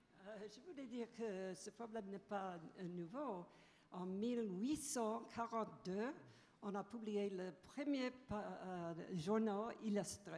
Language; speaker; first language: French; non-native, fluent; English